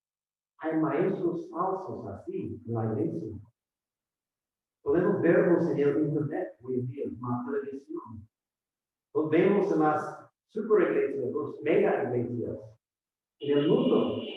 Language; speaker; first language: Spanish; non-native, fluent; English